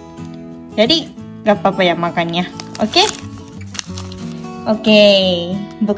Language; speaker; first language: Indonesian; non-native, fluent; Japanese